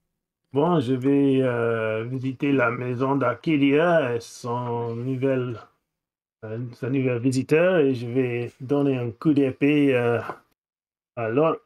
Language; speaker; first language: French; non-native, fluent; English